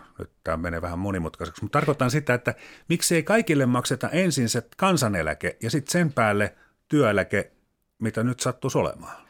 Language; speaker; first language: Finnish; native; Finnish